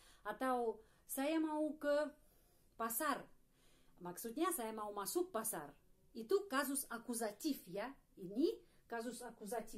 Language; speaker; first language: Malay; non-native, fluent; Russian